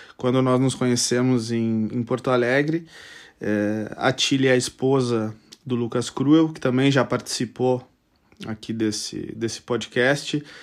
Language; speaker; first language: Portuguese; native; Portuguese